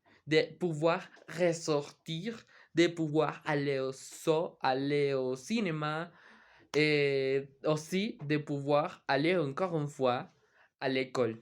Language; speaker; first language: French; non-native, learner; Spanish